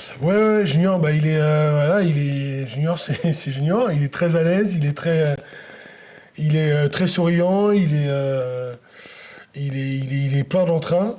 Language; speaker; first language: French; native; French